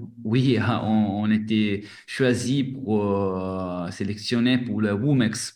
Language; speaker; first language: French; non-native, fluent; Italian